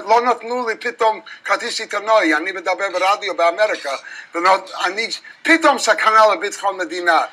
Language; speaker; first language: Hebrew; non-native, fluent; English